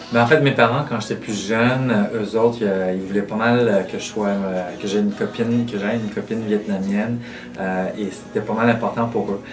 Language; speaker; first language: French; early bilingual, other home language; Vietnamese